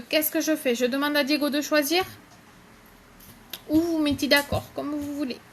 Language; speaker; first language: French; native; French